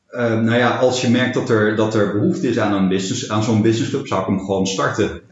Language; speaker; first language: Dutch; native; Dutch